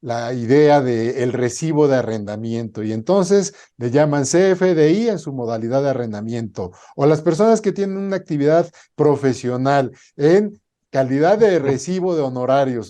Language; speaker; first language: Spanish; native; Spanish